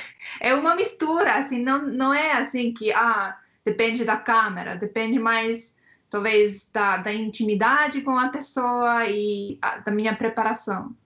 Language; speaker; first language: Portuguese; non-native, fluent; Estonian